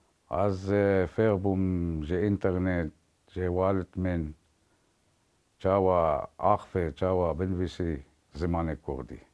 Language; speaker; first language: Kurdish; early bilingual, heritage; Kurdish